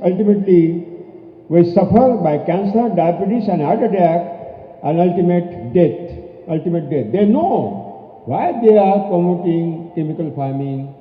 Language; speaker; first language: English; non-native, local second language; Marathi